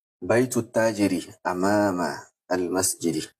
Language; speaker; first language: Arabic; non-native, fluent; Yoruba